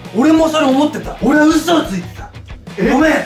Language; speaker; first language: Japanese; native; Japanese